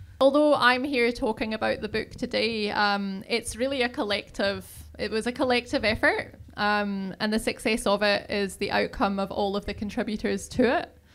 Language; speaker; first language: English; native; English